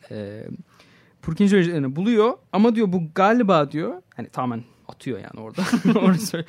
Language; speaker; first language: Turkish; native; Turkish